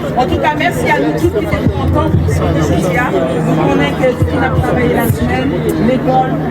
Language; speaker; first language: French; non-native, local second language; Haitian Creole